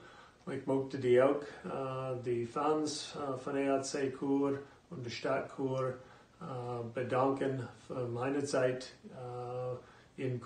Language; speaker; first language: German; non-native, fluent; English